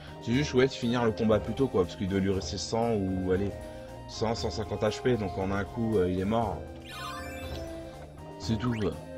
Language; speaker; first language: French; native; French